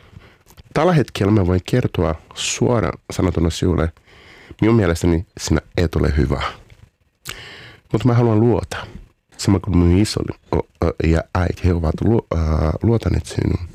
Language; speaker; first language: Finnish; non-native, learner; Portuguese